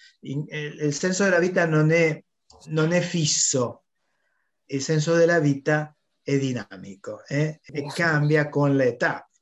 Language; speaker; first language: Italian; non-native, fluent; Spanish